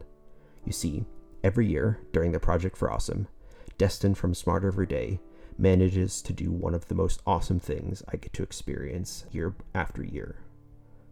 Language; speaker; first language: English; native; English